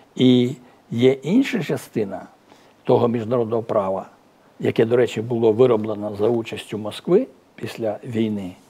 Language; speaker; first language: Ukrainian; native; Ukrainian